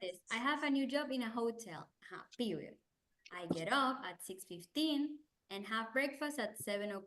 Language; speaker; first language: English; non-native, fluent; Spanish